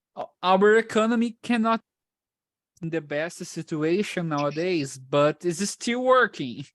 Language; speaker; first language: English; non-native, fluent; Portuguese